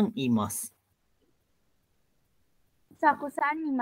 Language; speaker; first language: Japanese; non-native, learner; Sinhala